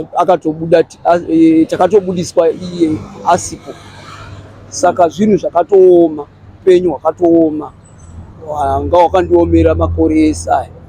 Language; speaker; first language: Shona; native; Shona